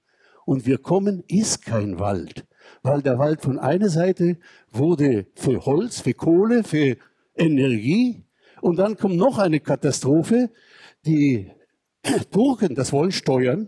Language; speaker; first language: German; non-native, fluent; Hebrew